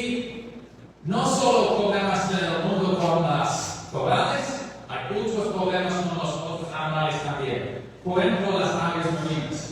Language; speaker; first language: Spanish; non-native, learner; English